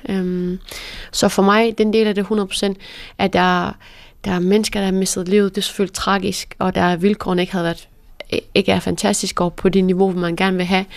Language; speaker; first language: Danish; early bilingual, other home language; Persian